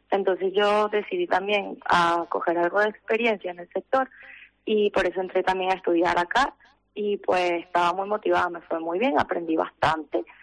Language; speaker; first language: Spanish; native; Spanish